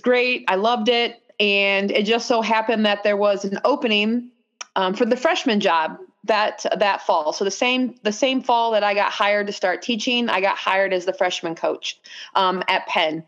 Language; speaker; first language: English; native; English